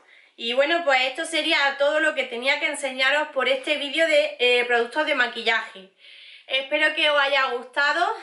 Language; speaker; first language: Spanish; native; Spanish